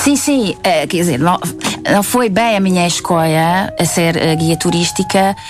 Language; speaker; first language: Portuguese; non-native, fluent; Hungarian